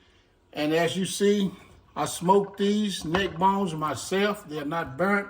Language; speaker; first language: English; native; English